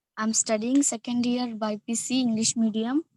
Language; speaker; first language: English; non-native, learner; Telugu